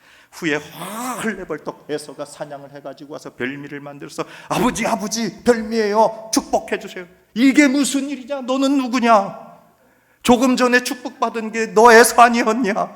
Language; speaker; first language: Korean; native; Korean